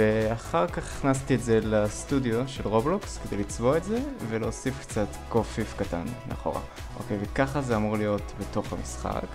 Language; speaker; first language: Hebrew; native; Hebrew